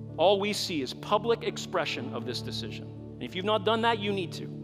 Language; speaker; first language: English; native; English